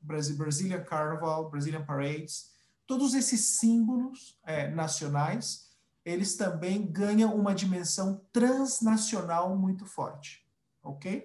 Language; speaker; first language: Portuguese; early bilingual, other home language; Spanish